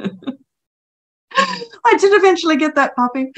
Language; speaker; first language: English; native; English